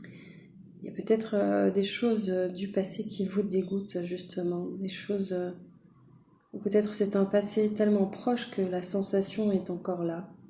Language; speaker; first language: French; native; French